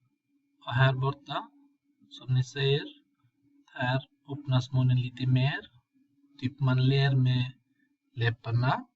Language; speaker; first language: Swedish; non-native, fluent; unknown